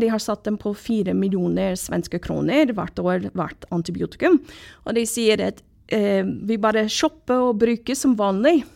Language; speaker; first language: Norwegian; non-native, fluent; English